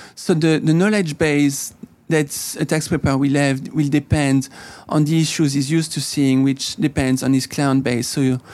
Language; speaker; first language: English; native; English